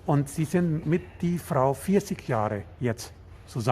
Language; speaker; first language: German; non-native, learner; Urdu